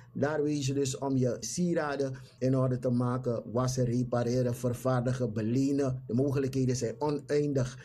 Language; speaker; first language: Dutch; native; Dutch